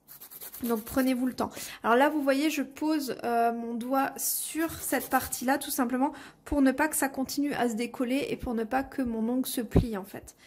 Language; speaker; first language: French; native; French